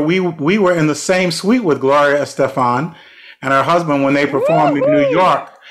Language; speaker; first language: English; native; English